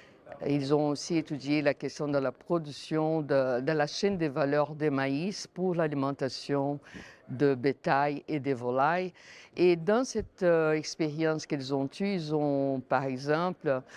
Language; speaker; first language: French; non-native, fluent; Portuguese